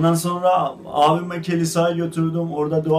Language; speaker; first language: Turkish; non-native, learner; Azerbaijani